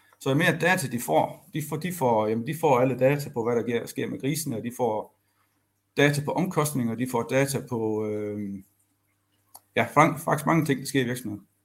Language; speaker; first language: Danish; native; Danish